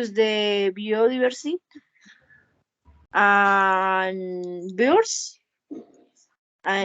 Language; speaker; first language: English; non-native, learner; Spanish